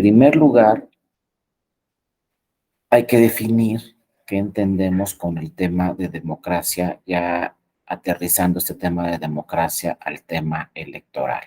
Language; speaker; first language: Spanish; native; Spanish